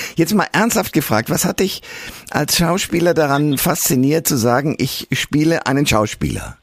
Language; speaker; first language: German; native; German